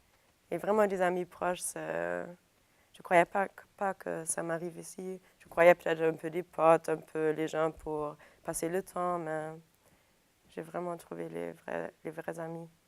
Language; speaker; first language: French; non-native, fluent; German